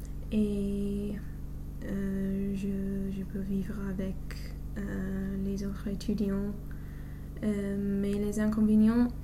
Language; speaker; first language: French; non-native, learner; English